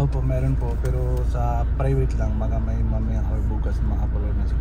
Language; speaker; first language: Filipino; non-native, learner; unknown